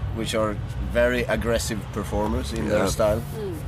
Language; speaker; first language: English; non-native, fluent; Swedish